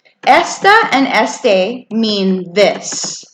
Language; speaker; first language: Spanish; non-native, fluent; English